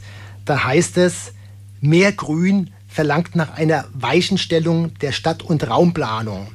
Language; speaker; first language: German; native; German